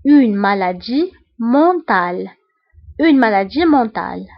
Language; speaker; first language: French; non-native, local second language; Arabic